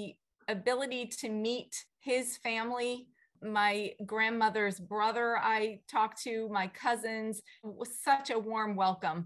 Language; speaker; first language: English; native; English